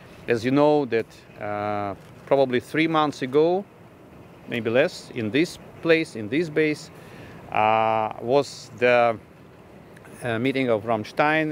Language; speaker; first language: English; non-native, fluent; Ukrainian